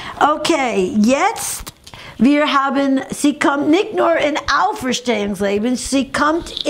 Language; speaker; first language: German; non-native, fluent; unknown